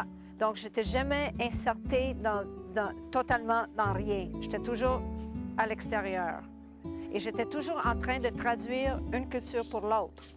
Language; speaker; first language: French; non-native, local second language; English